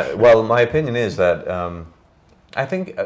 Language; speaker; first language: English; native; English